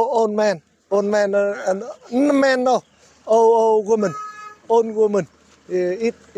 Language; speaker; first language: English; non-native, learner; Vietnamese